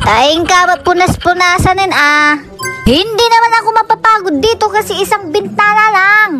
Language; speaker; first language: Filipino; non-native, local second language; Iloko